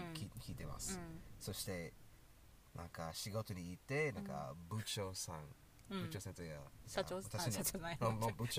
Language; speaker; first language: Japanese; non-native, learner; English